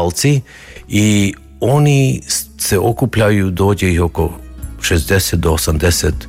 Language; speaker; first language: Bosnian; early bilingual, heritage; Croatian